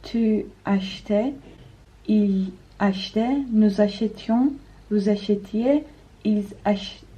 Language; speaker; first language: French; non-native, learner; Turkish